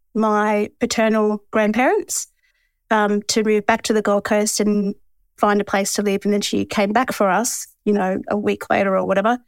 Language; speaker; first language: English; native; English